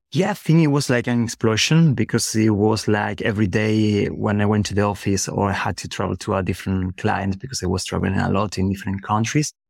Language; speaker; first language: English; non-native, fluent; Spanish